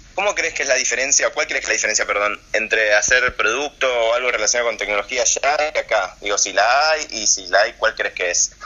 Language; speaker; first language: Spanish; native; Spanish